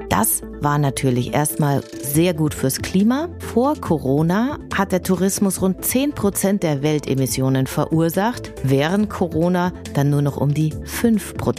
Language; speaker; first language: German; native; German